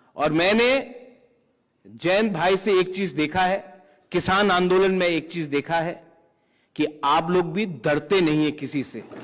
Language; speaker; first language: Hindi; non-native, local second language; Kok Borok